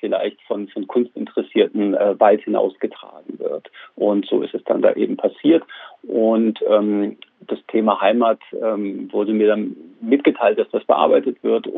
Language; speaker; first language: German; native; German